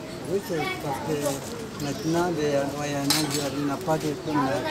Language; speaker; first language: French; non-native, local second language; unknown